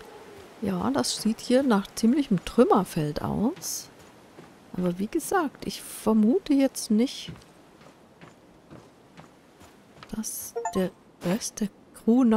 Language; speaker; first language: German; native; German